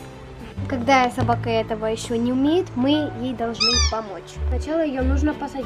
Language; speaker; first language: Russian; native; Russian